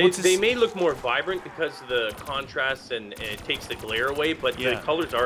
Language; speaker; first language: English; native; English